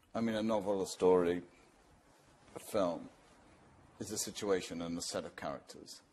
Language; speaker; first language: English; native; English